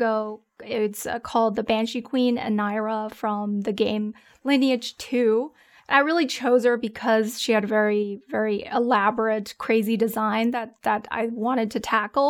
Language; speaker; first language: English; non-native, fluent; Chinese